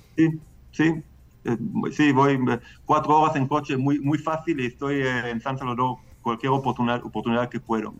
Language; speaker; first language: Spanish; non-native, fluent; Hebrew